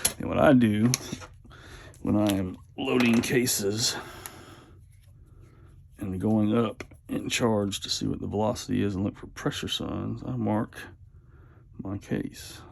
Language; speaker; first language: English; native; English